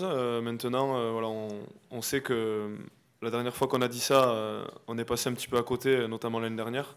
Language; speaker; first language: French; native; French